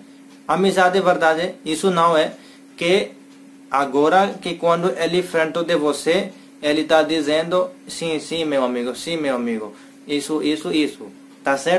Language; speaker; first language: Portuguese; non-native, learner; Hindi